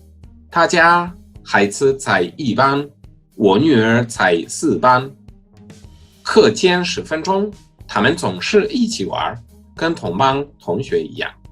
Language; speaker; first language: Chinese; non-native, fluent; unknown